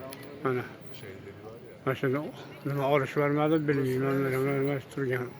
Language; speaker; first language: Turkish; non-native, learner; Uzbek